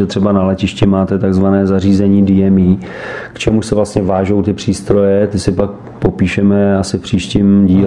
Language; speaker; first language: Czech; native; Czech